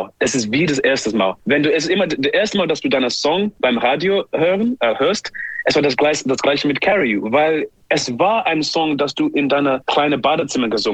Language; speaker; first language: German; non-native, learner; English